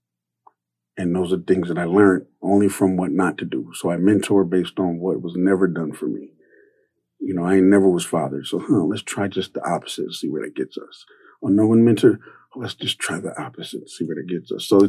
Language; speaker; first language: English; native; English